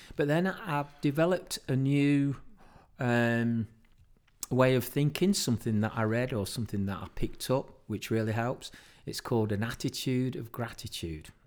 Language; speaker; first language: English; native; English